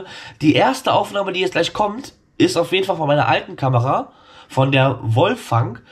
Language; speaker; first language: German; native; German